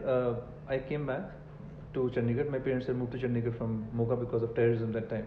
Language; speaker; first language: English; non-native, local second language; Punjabi